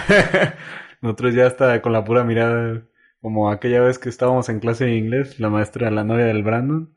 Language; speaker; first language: Spanish; native; Spanish